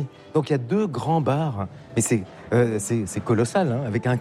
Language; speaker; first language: French; native; French